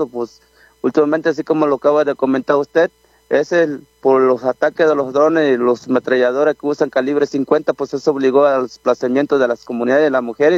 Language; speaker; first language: Spanish; non-native, local second language; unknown